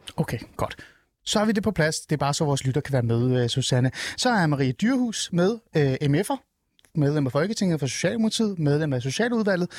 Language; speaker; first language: Danish; early bilingual, other home language; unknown